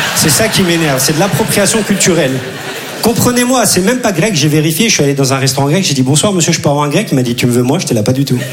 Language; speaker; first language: French; early bilingual, other home language; Turkish